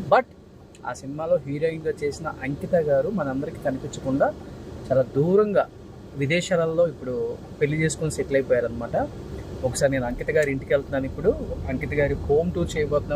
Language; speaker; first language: Telugu; native; Telugu